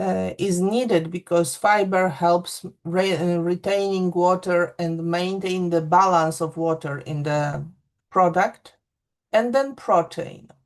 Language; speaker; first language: English; non-native, fluent; Polish